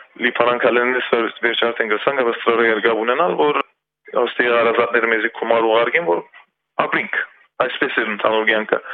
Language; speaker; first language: Armenian; early bilingual, heritage; Armenian